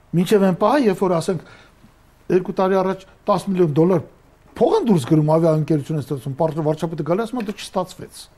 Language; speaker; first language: Armenian; native; Armenian